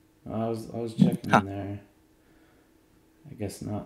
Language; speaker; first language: English; native; English